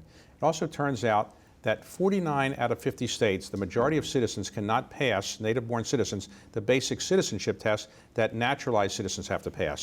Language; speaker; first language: English; native; English